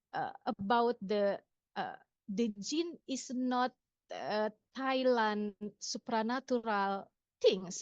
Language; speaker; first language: English; non-native, local second language; Indonesian